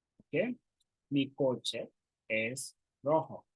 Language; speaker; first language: Spanish; non-native, learner; Swahili